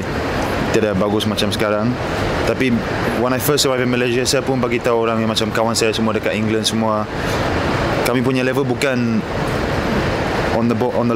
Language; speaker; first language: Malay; non-native, fluent; English